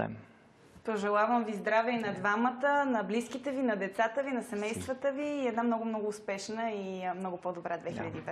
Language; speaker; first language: Bulgarian; native; Bulgarian